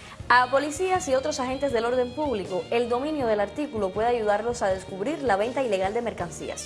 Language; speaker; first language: Spanish; native; Spanish